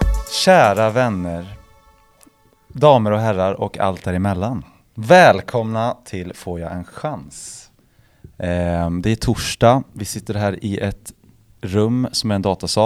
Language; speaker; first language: Swedish; native; Swedish